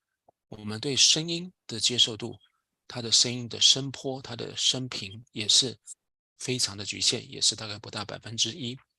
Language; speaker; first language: Chinese; native; Chinese